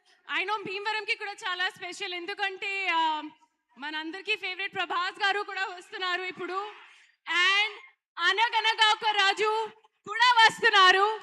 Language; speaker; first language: Telugu; non-native, learner; Hindi